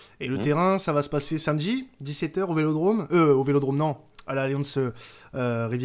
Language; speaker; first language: French; native; French